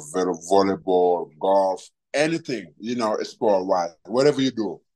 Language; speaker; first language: English; non-native, fluent; Wolof